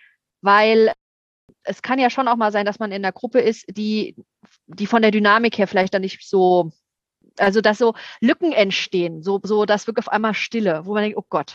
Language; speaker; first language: German; native; German